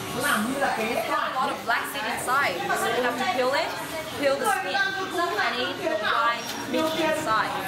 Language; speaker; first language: English; non-native, learner; Vietnamese